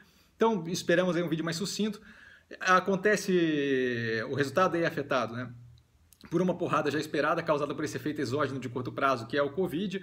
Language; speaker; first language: Portuguese; native; Portuguese